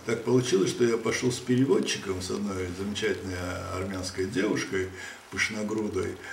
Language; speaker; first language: Russian; non-native, local second language; Georgian